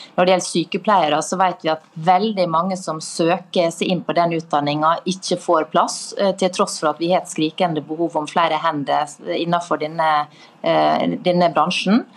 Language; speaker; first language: Norwegian; native; Norwegian